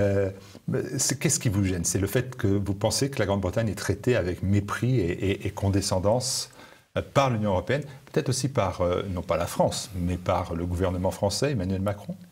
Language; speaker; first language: French; native; French